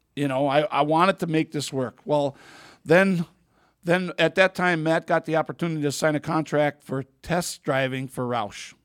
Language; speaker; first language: English; native; English